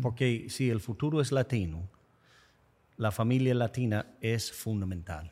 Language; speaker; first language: Spanish; non-native, fluent; English